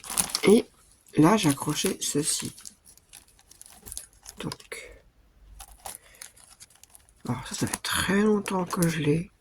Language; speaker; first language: French; native; French